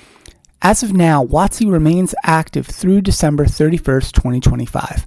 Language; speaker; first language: English; native; English